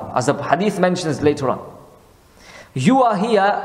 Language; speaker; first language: English; early bilingual, other home language; Hindi